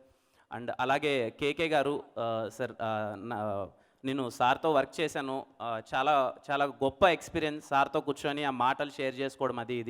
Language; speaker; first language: Telugu; native; Telugu